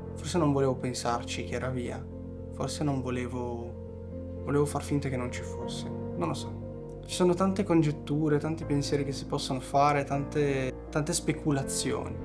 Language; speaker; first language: Italian; early bilingual, other home language; Portuguese